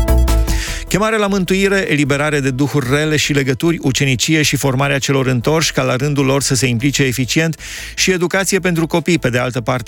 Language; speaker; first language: Romanian; native; Romanian